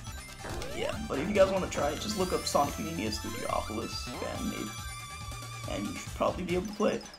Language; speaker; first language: English; native; English